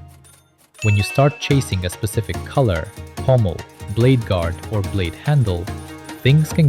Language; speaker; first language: English; native; English